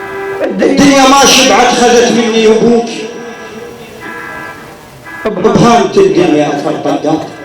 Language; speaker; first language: Arabic; native; Arabic